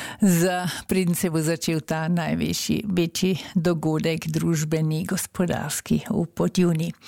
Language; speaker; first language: Slovenian; early bilingual, heritage; Slovenian